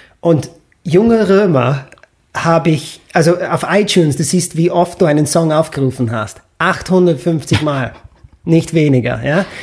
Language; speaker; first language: German; non-native, fluent; English